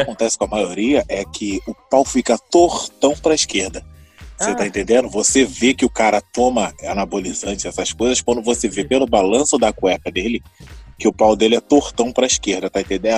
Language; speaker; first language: Portuguese; native; Portuguese